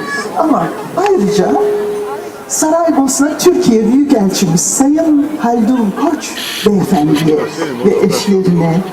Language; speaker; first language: Turkish; native; Turkish